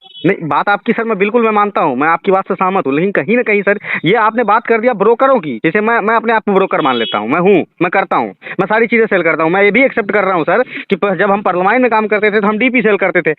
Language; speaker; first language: Hindi; native; Hindi